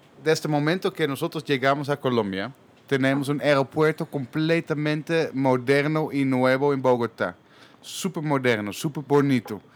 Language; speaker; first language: Spanish; non-native, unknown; Dutch